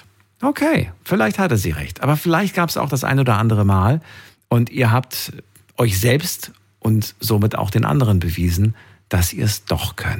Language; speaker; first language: German; native; German